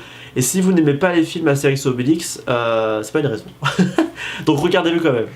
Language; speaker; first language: French; native; French